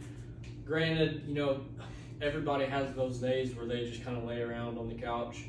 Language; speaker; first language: English; native; English